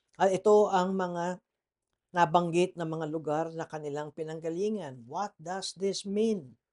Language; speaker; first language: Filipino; native; Filipino